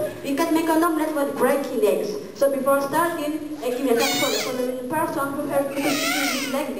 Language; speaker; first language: English; non-native, learner; Malagasy